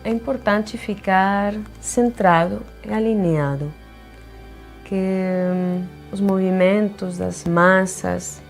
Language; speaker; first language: Portuguese; non-native, fluent; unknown